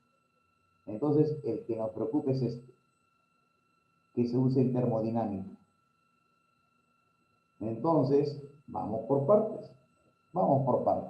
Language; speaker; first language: Spanish; native; Spanish